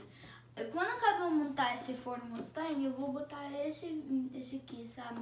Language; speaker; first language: Portuguese; early bilingual, heritage; Portuguese